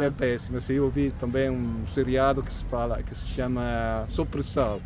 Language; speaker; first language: Portuguese; non-native, fluent; Italian